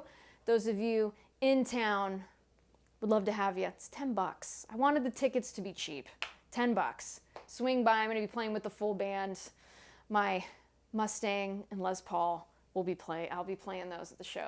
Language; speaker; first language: English; native; English